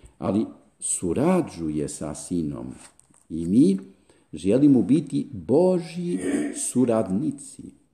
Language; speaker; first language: Croatian; non-native, fluent; Spanish